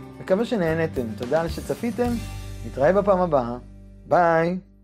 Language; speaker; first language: Hebrew; native; Hebrew